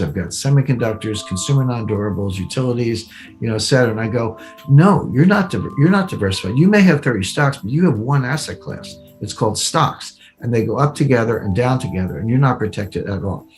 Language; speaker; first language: English; native; English